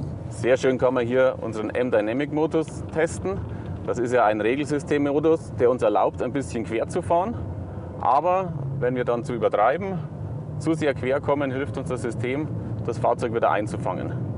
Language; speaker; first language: German; native; German